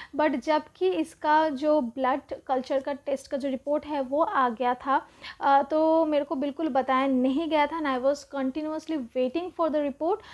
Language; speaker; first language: Hindi; non-native, local second language; Bangla